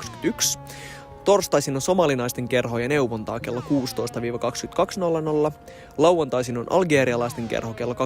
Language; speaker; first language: Finnish; native; Finnish